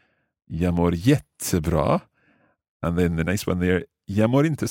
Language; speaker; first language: Swedish; non-native, learner; English